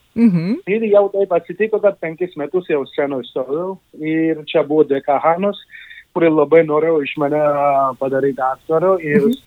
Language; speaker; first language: Lithuanian; non-native, fluent; Georgian